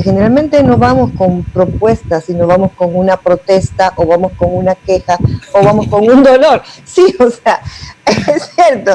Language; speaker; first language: Spanish; native; Spanish